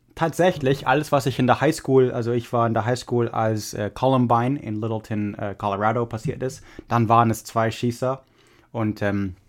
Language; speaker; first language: German; native; German